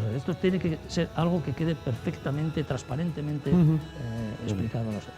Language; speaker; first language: Spanish; native; Spanish